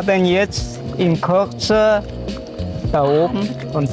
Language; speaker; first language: German; early bilingual, other home language; Turkish